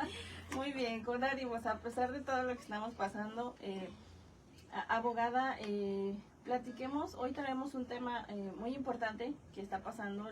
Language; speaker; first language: Spanish; native; Spanish